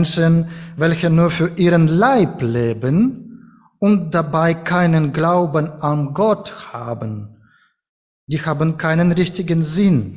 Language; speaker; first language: German; non-native, learner; Ukrainian